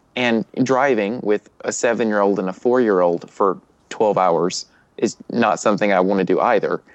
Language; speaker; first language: English; native; English